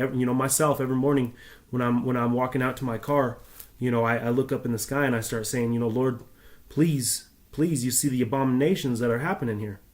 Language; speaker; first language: English; native; English